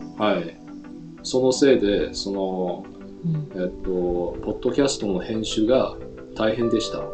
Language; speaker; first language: Japanese; non-native, fluent; Chinese